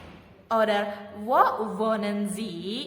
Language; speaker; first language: German; non-native, fluent; Indonesian